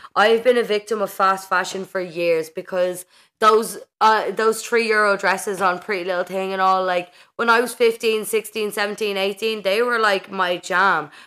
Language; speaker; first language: English; native; English